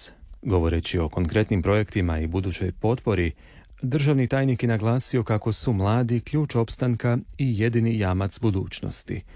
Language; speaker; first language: Serbian; native; Serbian